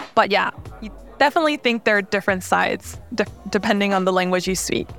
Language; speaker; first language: English; non-native, fluent; Korean